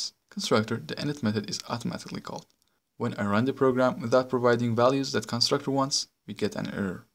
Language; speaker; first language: English; non-native, fluent; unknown